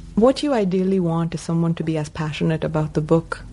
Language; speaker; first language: English; non-native, local second language; Tamil